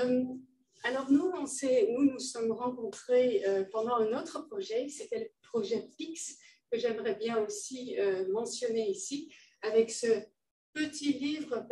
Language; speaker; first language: French; non-native, fluent; Dutch